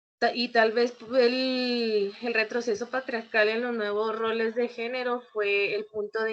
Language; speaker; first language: Spanish; native; Spanish